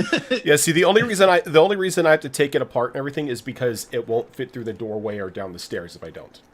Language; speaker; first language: English; native; English